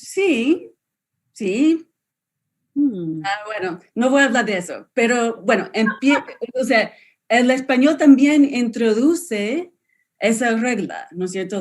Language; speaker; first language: Spanish; non-native, fluent; English